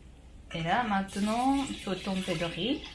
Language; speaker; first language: French; non-native, learner; Japanese